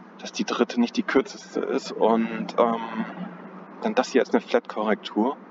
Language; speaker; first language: German; native; German